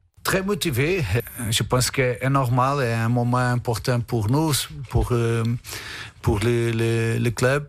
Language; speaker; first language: French; non-native, fluent; Portuguese